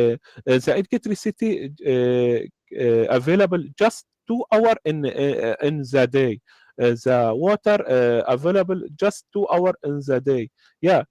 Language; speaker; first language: English; non-native, learner; Arabic